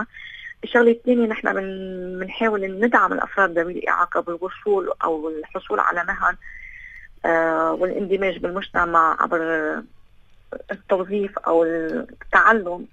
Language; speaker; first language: Arabic; native; Arabic